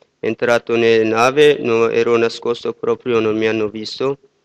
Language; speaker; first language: Italian; non-native, fluent; Persian